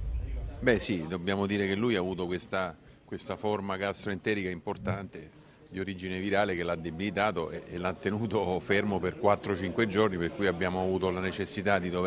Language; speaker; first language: Italian; native; Italian